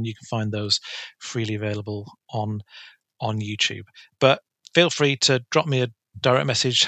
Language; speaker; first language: English; native; English